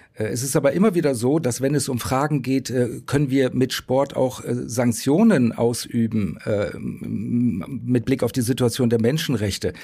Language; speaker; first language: German; native; German